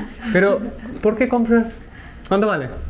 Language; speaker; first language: Spanish; non-native, learner; Hindi